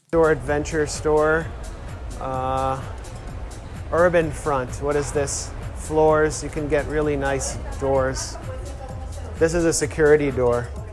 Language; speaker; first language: English; native; English